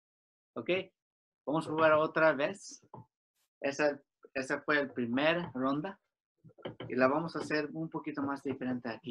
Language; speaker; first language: Spanish; early bilingual, heritage; Spanish